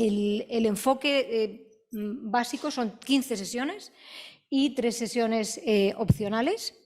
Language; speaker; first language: Spanish; native; Spanish